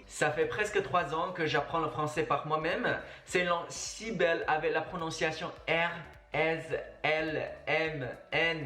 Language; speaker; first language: French; non-native, fluent; Chinese